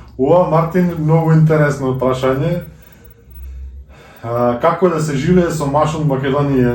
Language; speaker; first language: Macedonian; native; Macedonian